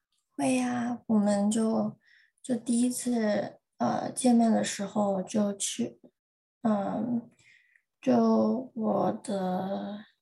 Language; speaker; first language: Chinese; early bilingual, heritage; Chinese